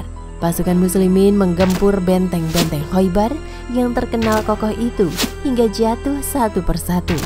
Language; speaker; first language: Indonesian; native; Indonesian